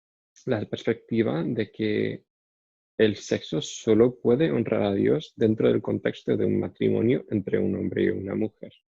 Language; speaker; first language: Spanish; non-native, fluent; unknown